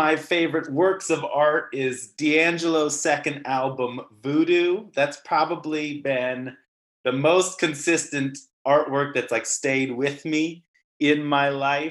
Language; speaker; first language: English; native; English